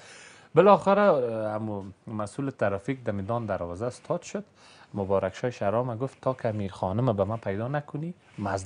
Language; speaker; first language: Persian; native; Persian